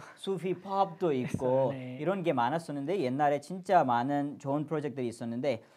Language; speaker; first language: Korean; non-native, fluent; Urdu